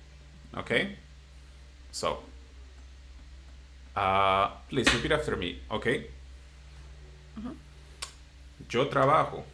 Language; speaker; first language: English; non-native, fluent; Spanish